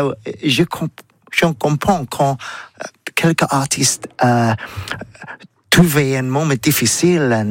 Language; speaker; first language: French; non-native, learner; English